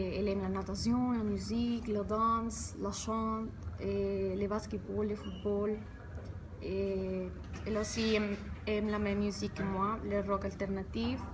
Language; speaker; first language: French; non-native, learner; Spanish